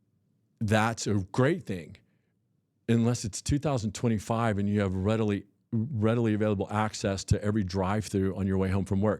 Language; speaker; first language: English; native; English